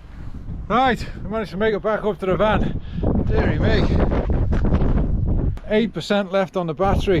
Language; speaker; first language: English; native; English